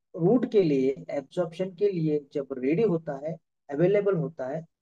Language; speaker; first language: Hindi; non-native, local second language; Marathi